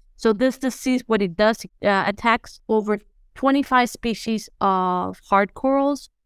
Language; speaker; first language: English; non-native, fluent; Spanish